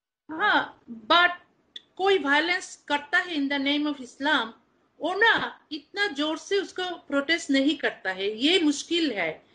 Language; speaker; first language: Hindi; non-native, learner; Bangla